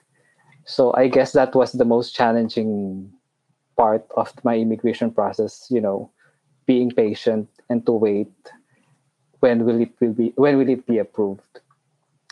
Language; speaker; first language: English; non-native, local second language; Pampanga